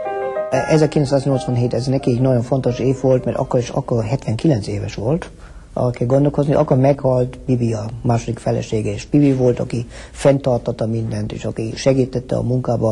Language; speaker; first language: Hungarian; early bilingual, heritage; Hungarian